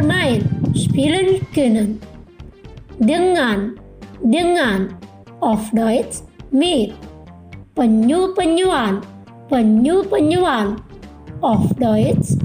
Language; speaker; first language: German; non-native, fluent; Indonesian